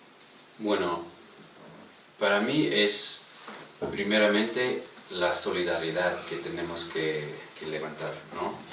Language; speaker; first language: Spanish; non-native, fluent; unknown